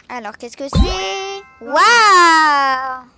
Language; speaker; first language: French; native; French